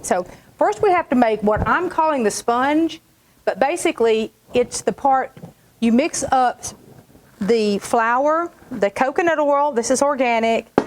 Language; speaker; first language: English; native; English